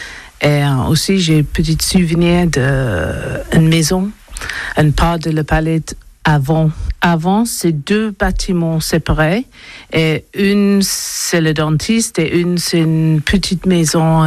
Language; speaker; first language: French; non-native, learner; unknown